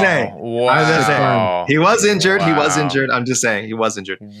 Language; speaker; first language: English; native; English